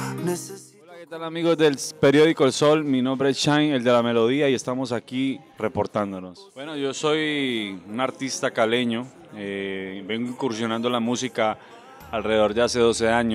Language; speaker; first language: Spanish; native; Spanish